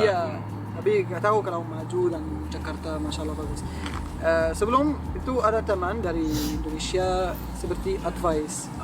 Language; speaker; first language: Indonesian; non-native, fluent; Arabic